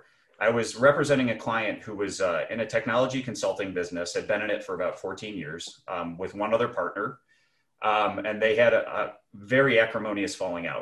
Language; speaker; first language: English; native; English